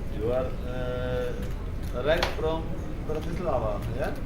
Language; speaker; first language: English; non-native, learner; Polish